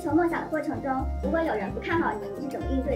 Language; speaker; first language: Chinese; native; Chinese